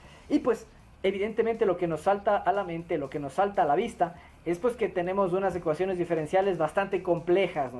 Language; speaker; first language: Spanish; native; Spanish